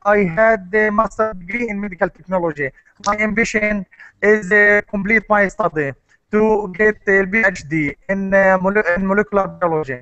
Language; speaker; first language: English; non-native, learner; Arabic